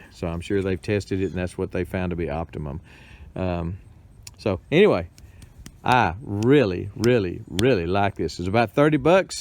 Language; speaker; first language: English; native; English